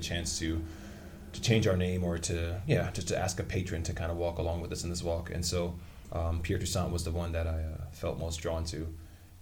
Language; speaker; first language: English; native; English